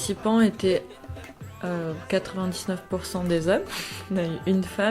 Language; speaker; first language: French; native; French